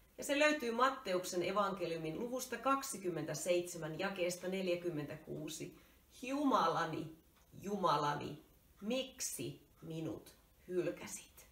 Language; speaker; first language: Finnish; native; Finnish